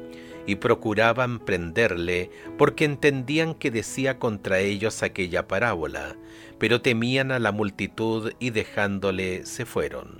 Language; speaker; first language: Spanish; native; Spanish